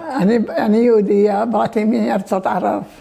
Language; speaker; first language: Hebrew; early bilingual, other home language; Turkish